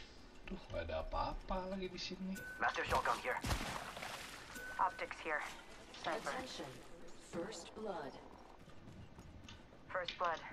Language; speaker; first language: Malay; non-native, local second language; Sundanese